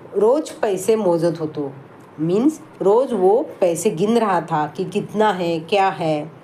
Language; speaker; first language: Hindi; non-native, local second language; Marathi